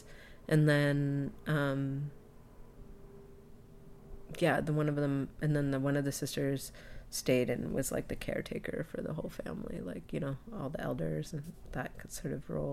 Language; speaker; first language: English; native; English